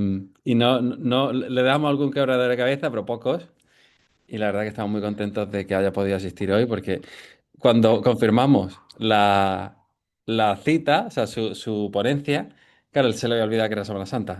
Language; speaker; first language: Spanish; native; Spanish